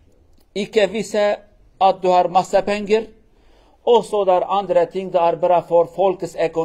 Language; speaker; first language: Norwegian; non-native, learner; Kurdish